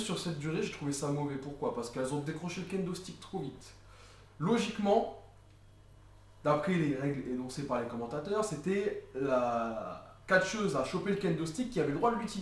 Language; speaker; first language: French; native; French